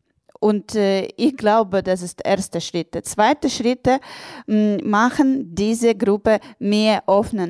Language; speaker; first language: German; non-native, learner; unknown